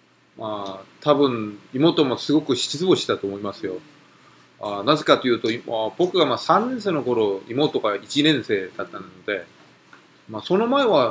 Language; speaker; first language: Japanese; non-native, fluent; Korean